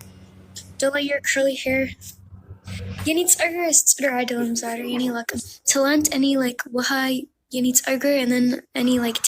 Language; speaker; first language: English; early bilingual, heritage; Amharic